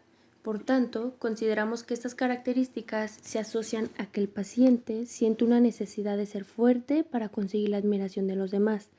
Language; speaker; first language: Spanish; native; Spanish